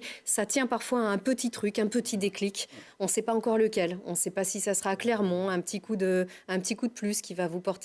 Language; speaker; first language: French; native; French